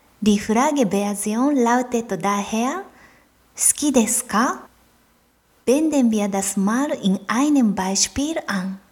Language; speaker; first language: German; non-native, fluent; Japanese